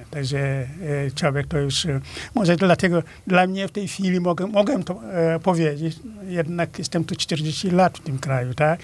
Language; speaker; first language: Polish; non-native, fluent; Wolof